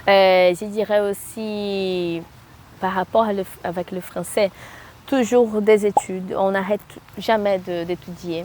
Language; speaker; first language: French; non-native, fluent; Portuguese